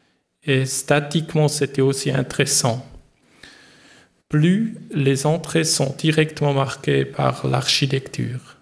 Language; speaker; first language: French; non-native, learner; German